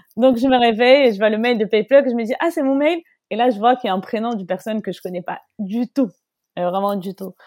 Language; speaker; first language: French; non-native, local second language; Arabic